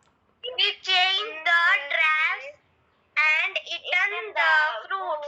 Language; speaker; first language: English; non-native, learner; Hindi